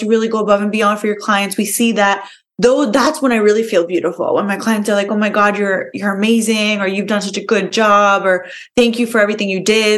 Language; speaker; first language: English; early bilingual, other home language; Spanish